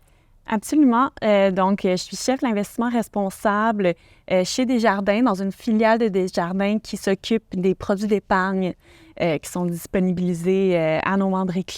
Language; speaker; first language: French; native; French